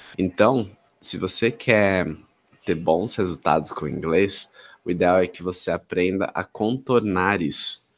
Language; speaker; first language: Portuguese; native; Portuguese